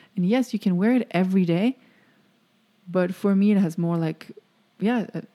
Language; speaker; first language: English; non-native, fluent; French